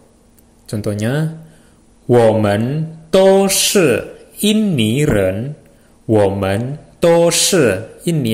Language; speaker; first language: Chinese; non-native, fluent; Indonesian